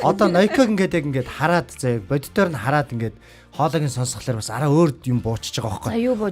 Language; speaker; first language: Mongolian; native; Mongolian